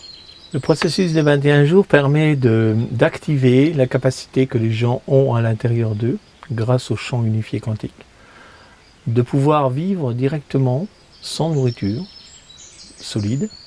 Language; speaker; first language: French; native; French